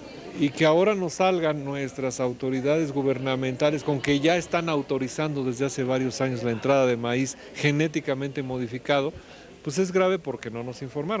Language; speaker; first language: Spanish; native; Spanish